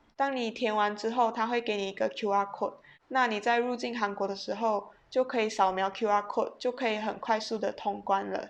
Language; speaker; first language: Chinese; native; Chinese